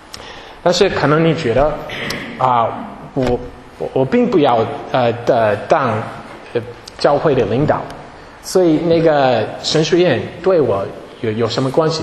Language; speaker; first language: Chinese; non-native, fluent; English